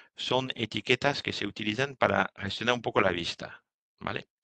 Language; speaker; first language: Spanish; non-native, fluent; French